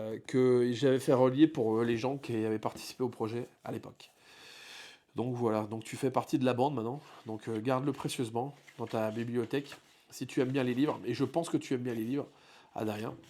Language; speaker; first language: French; native; French